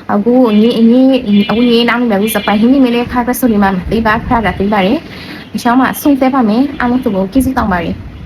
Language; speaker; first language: Burmese; native; Burmese